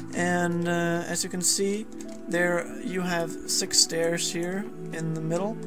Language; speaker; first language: English; non-native, fluent; Danish